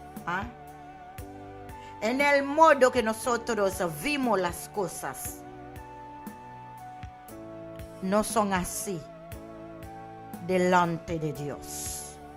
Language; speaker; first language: Spanish; non-native, learner; Haitian Creole